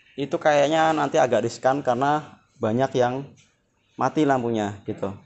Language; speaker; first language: Indonesian; non-native, local second language; Javanese